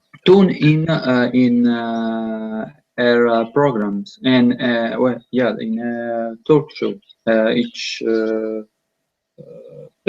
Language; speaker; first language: English; non-native, learner; Italian